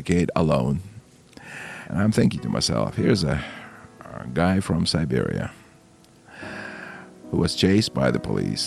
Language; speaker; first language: English; non-native, fluent; Russian